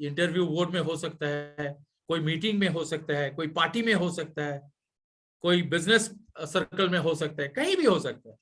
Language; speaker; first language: Hindi; non-native, local second language; Bangla